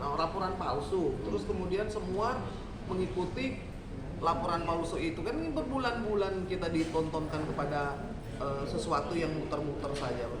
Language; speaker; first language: Indonesian; native; Indonesian